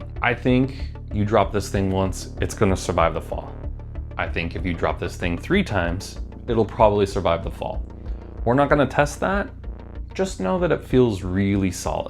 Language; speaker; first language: English; native; English